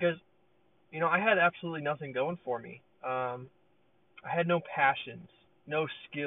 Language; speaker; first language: English; native; English